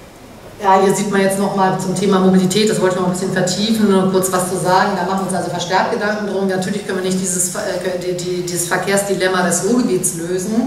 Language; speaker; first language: German; native; German